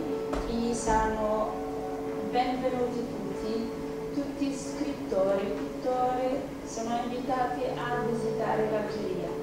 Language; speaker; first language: Italian; non-native, fluent; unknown